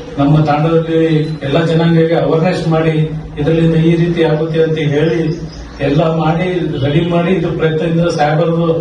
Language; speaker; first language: Kannada; non-native, local second language; Lambadi